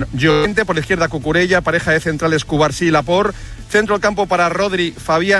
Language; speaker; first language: Spanish; native; Spanish